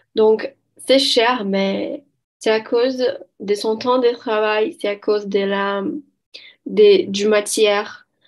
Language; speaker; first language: French; non-native, learner; Portuguese